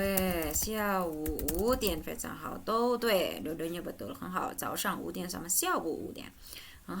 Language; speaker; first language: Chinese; non-native, fluent; Indonesian